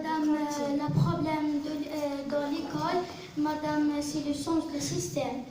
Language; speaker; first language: French; non-native, learner; Arabic